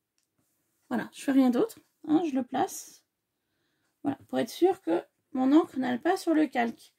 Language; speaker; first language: French; native; French